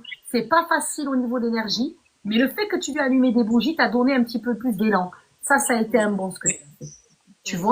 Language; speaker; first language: French; native; French